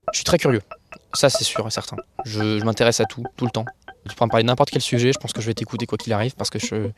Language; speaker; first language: French; native; French